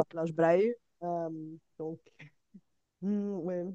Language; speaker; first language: French; non-native, fluent; Bulgarian